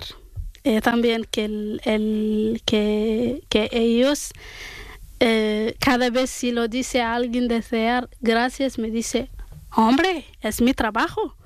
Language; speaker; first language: Spanish; non-native, learner; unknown